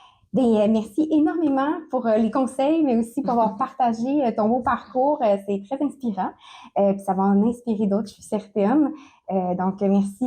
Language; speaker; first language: French; native; French